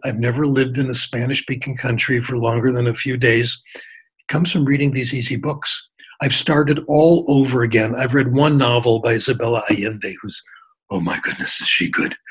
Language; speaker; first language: English; native; English